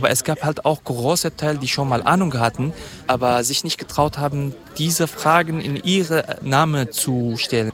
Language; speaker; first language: German; non-native, fluent; Kurdish